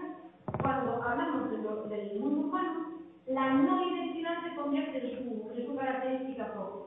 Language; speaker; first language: Spanish; native; Spanish